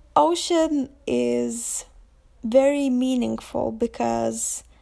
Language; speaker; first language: English; non-native, fluent; Lithuanian